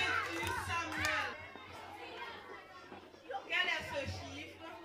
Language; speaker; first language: French; non-native, local second language; Haitian Creole